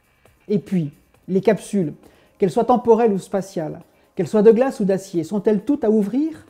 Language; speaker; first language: French; native; French